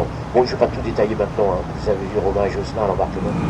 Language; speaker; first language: French; native; French